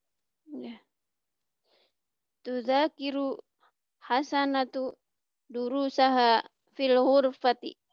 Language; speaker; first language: Arabic; non-native, learner; Indonesian